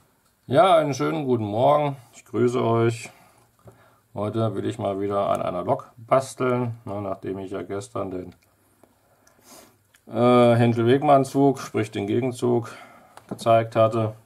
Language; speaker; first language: German; native; German